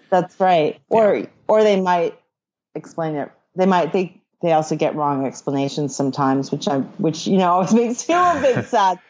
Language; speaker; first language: English; native; English